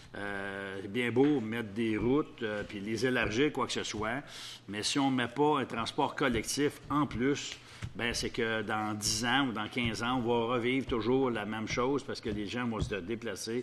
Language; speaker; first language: French; native; French